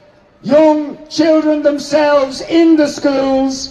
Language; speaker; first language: English; native; English